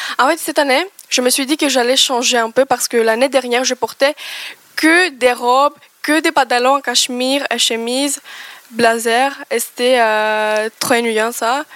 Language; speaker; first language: French; non-native, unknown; Greek